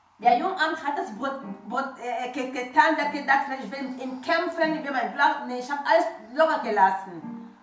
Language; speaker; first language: German; non-native, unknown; French